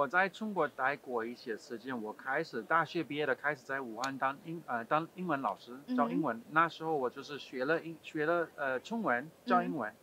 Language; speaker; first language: Chinese; non-native, fluent; English